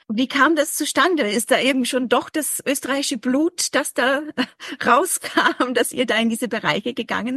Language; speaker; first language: German; native; German